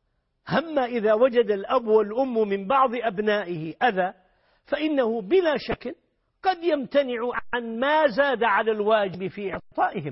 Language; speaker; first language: Arabic; native; Arabic